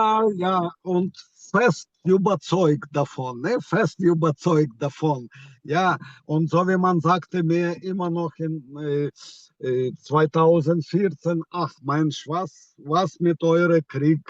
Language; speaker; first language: German; non-native, fluent; Ukrainian